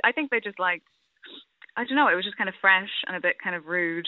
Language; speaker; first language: English; native; English